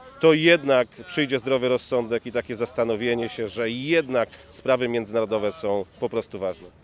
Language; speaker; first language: Polish; native; Polish